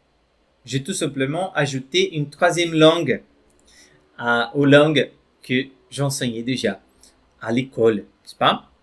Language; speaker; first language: French; non-native, fluent; Portuguese